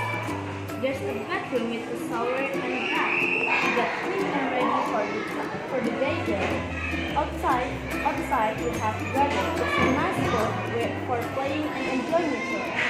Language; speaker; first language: English; non-native, learner; Indonesian